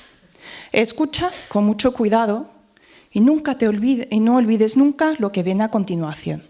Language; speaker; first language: Spanish; non-native, fluent; Norwegian